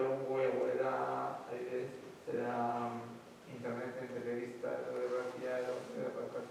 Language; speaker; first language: Basque; non-native, learner; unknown